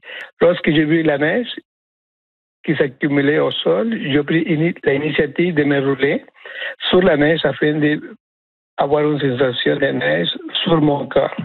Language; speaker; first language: French; non-native, fluent; Spanish